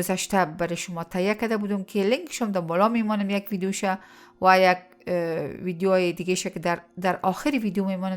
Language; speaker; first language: Persian; native; Persian